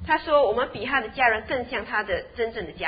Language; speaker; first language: Chinese; native; Chinese